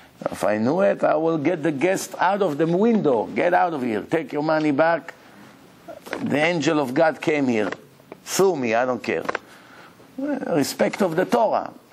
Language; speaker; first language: English; non-native, fluent; Hebrew